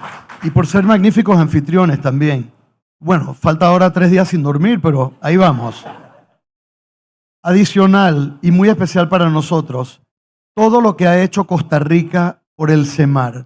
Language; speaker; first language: Spanish; native; Spanish